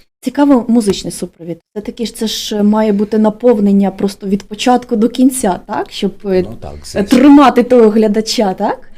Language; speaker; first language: Ukrainian; native; Ukrainian